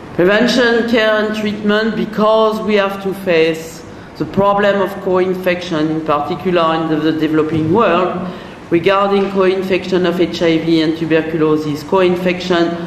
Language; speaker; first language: English; non-native, fluent; French